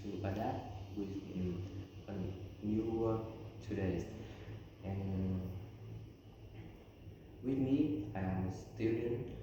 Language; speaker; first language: English; non-native, learner; Vietnamese